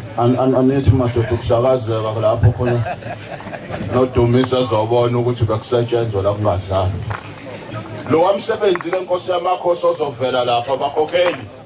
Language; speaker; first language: Zulu; non-native, local second language; Xhosa